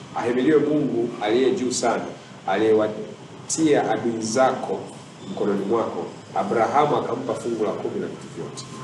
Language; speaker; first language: Swahili; native; Swahili